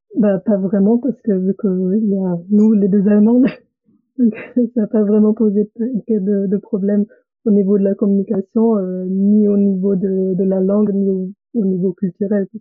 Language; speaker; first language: French; non-native, fluent; German